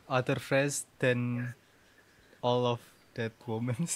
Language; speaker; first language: English; non-native, learner; Indonesian